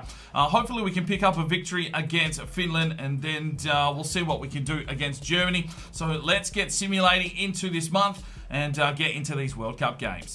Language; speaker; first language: English; native; English